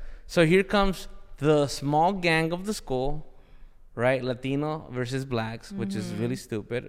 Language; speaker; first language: English; early bilingual, other home language; Spanish